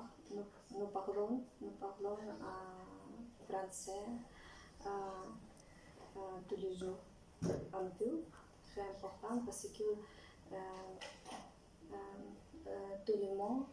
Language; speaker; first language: French; non-native, learner; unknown